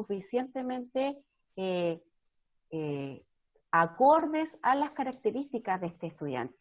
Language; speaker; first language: Spanish; native; Spanish